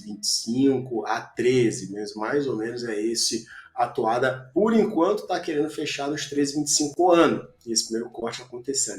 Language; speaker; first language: Portuguese; native; Portuguese